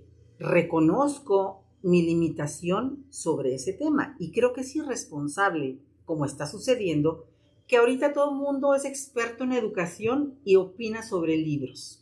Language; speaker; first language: Spanish; native; Spanish